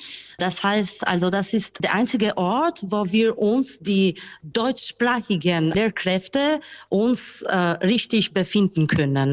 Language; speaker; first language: German; non-native, fluent; Albanian